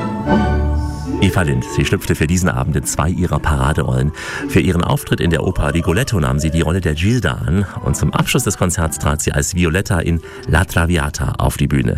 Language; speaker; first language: German; native; German